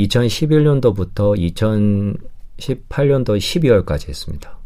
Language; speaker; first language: Korean; native; Korean